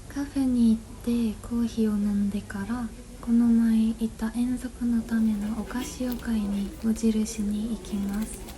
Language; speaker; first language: Japanese; non-native, fluent; Korean